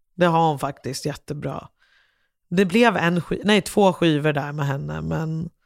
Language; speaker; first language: Swedish; non-native, fluent; English